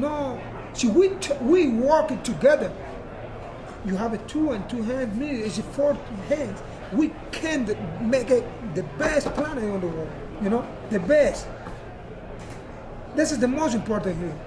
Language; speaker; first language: English; non-native, learner; Spanish